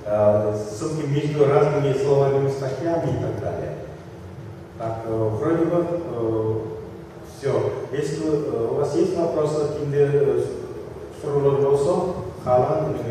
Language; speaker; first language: Russian; non-native, local second language; Kyrgyz